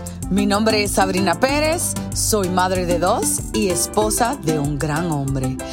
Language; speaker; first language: Spanish; early bilingual, heritage; Spanish